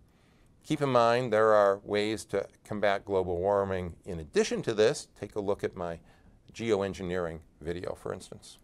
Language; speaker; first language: English; native; English